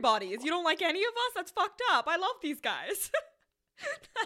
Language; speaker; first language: English; non-native, local second language; Hindi